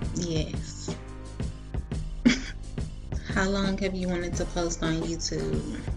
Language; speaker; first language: English; native; English